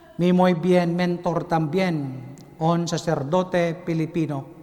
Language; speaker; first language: Spanish; non-native, learner; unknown